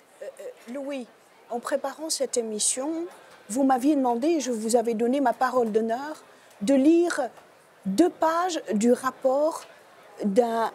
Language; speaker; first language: French; native; French